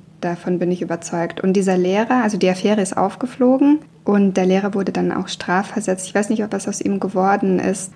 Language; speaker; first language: German; early bilingual, other home language; Russian